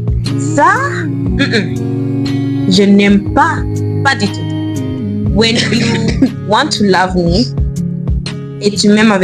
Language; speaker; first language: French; non-native, learner; English